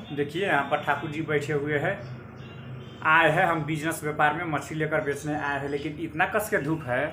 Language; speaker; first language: Hindi; non-native, local second language; Bhojpuri